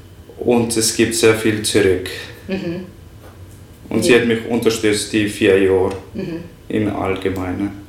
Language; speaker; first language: German; non-native, fluent; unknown